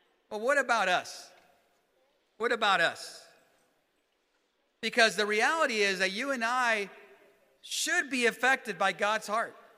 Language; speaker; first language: English; early bilingual, other home language; Spanish